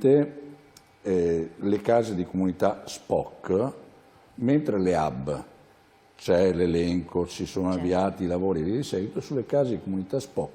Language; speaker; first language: Italian; native; Italian